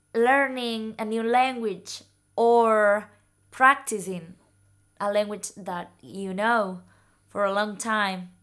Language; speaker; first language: English; non-native, fluent; Spanish